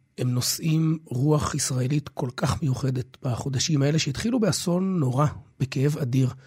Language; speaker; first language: Hebrew; native; Hebrew